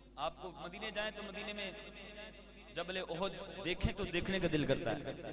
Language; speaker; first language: Urdu; non-native, local second language; Punjabi